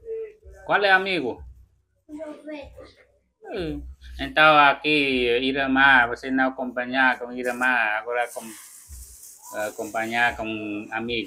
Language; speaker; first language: Portuguese; non-native, learner; Vietnamese